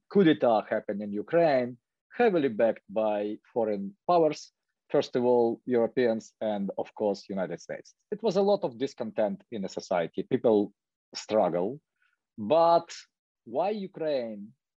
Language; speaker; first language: English; non-native, fluent; Ukrainian